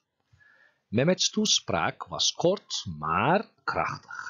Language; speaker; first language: Dutch; non-native, fluent; Turkish